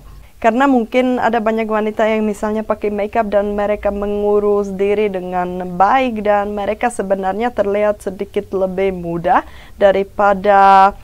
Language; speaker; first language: Indonesian; non-native, fluent; Czech